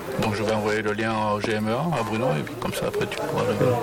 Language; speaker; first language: French; native; French